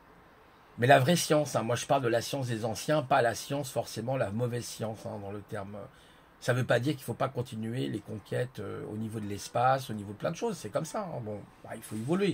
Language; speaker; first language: French; native; French